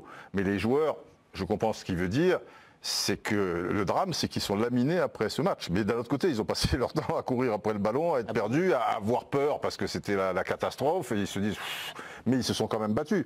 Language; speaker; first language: French; native; French